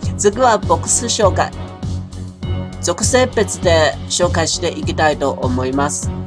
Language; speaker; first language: Japanese; non-native, learner; Chinese